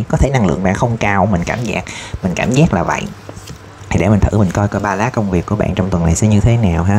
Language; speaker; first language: Vietnamese; native; Vietnamese